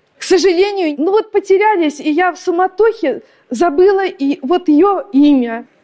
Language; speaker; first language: Russian; native; Russian